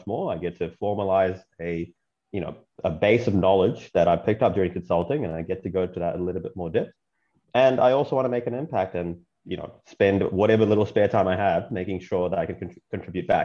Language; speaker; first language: English; native; English